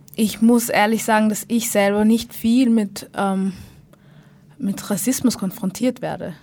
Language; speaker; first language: German; early bilingual, other home language; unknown